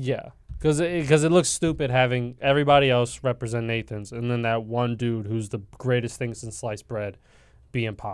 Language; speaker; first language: English; native; English